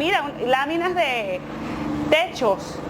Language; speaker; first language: Spanish; native; Spanish